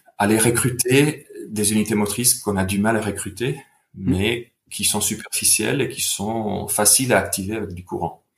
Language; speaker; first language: French; non-native, fluent; Italian